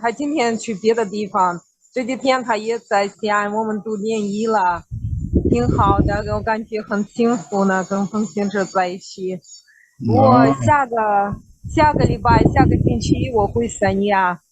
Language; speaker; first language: Chinese; non-native, fluent; Russian